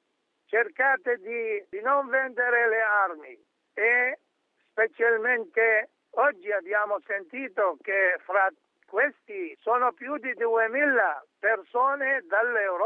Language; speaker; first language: Italian; non-native, fluent; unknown